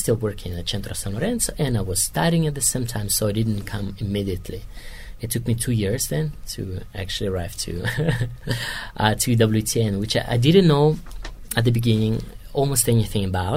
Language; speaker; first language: English; non-native, fluent; Kazakh